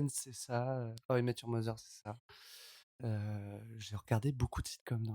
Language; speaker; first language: French; native; French